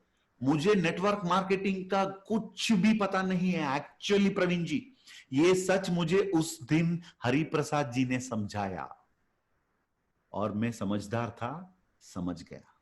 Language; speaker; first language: Hindi; native; Hindi